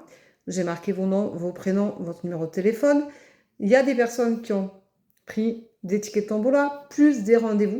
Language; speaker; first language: French; native; French